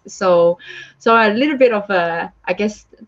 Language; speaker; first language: English; non-native, local second language; Cantonese